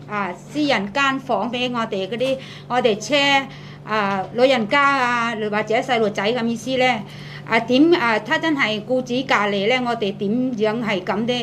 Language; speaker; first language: Cantonese; non-native, fluent; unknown